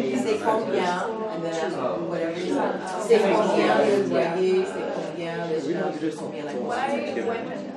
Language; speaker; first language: French; non-native, fluent; English